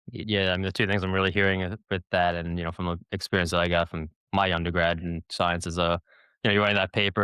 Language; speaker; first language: English; native; English